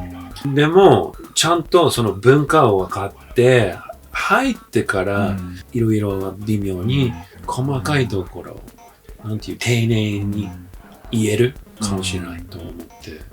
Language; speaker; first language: Japanese; early bilingual, heritage; English